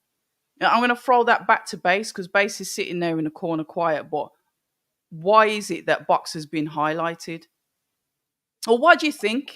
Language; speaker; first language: English; native; English